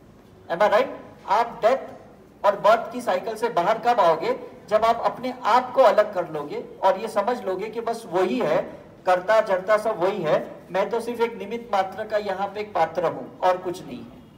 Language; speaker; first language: Hindi; native; Hindi